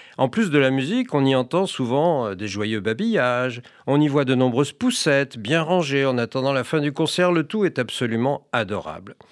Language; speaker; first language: French; native; French